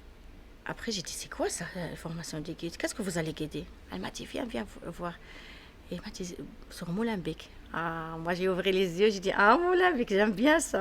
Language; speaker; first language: French; non-native, learner; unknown